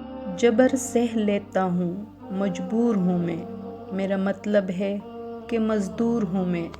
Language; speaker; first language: Urdu; native; Urdu